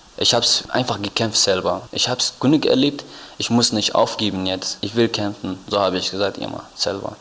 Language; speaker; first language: German; non-native, learner; Tigrinya